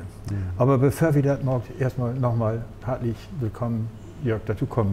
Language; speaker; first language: German; native; German